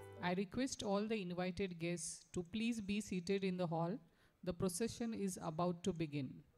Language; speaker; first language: English; non-native, local second language; Marathi